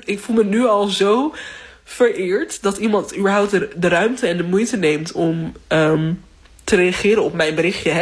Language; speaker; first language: Dutch; native; Dutch